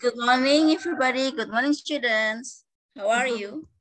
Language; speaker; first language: English; non-native, learner; Indonesian